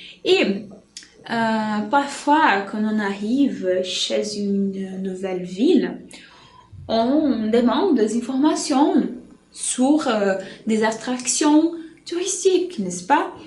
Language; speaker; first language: French; non-native, fluent; Portuguese